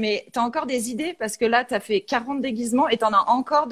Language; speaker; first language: French; native; French